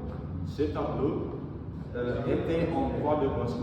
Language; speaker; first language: French; non-native, learner; Dutch